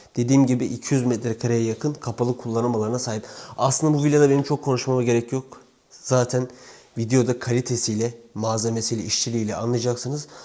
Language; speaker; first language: Turkish; native; Turkish